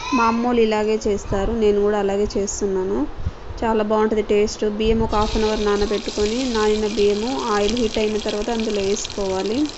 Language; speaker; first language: Telugu; non-native, local second language; Lambadi